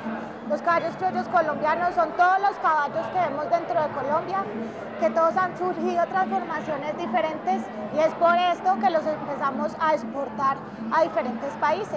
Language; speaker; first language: Spanish; native; Spanish